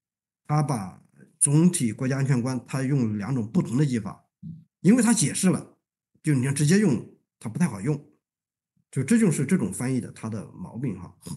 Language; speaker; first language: Chinese; native; Chinese